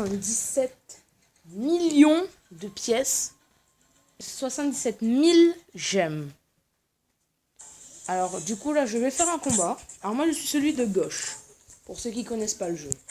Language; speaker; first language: French; native; French